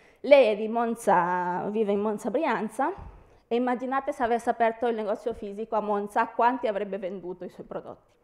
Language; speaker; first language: Italian; early bilingual, other home language; Spanish